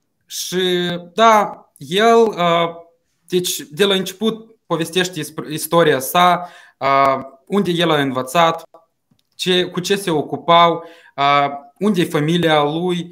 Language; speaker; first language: Romanian; non-native, local second language; Russian